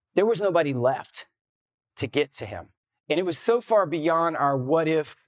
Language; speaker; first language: English; native; English